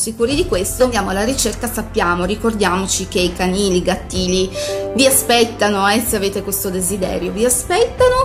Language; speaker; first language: Italian; native; Italian